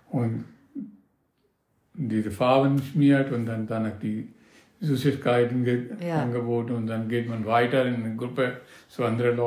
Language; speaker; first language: German; non-native, learner; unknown